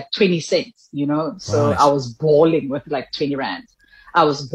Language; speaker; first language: English; non-native, local second language; Tswana